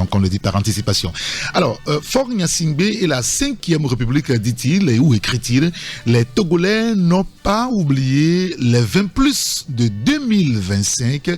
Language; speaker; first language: French; native; French